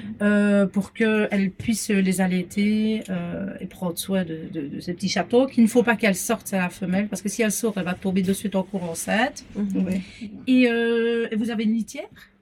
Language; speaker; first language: French; native; French